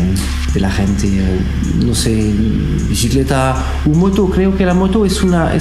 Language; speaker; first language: Spanish; non-native, fluent; French